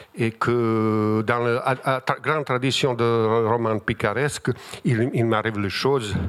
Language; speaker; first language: French; non-native, fluent; Bosnian